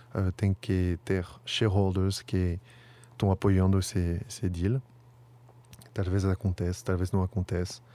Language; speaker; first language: Portuguese; non-native, fluent; French